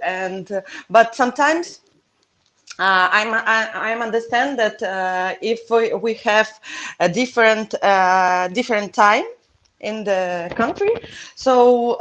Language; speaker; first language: English; non-native, learner; Russian